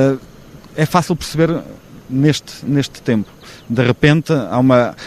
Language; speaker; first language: Portuguese; native; Portuguese